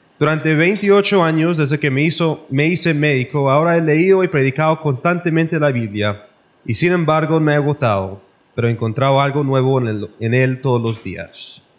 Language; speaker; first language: Spanish; non-native, learner; English